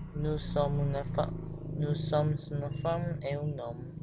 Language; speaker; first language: French; non-native, learner; Spanish